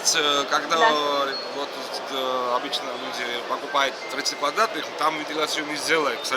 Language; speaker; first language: Russian; non-native, fluent; Georgian